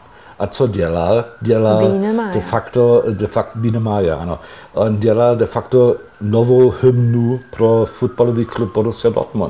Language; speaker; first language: Czech; non-native, fluent; German